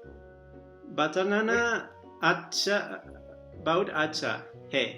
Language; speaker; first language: Hindi; non-native, learner; Portuguese